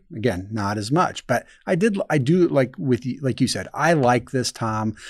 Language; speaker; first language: English; native; English